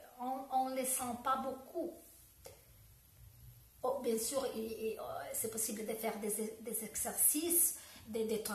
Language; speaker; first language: French; non-native, learner; Italian